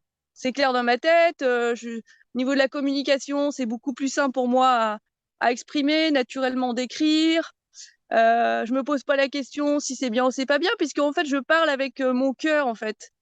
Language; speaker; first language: French; native; French